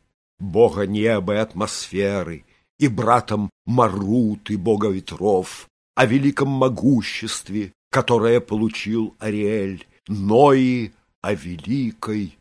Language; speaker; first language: Russian; native; Russian